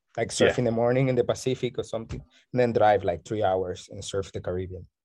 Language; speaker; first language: English; non-native, fluent; Spanish